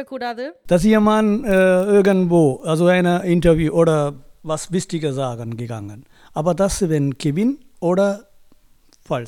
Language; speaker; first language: German; non-native, learner; Tamil